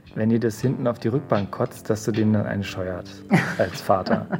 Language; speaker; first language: German; native; German